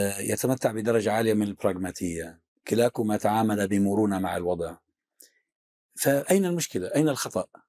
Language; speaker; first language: Arabic; native; Arabic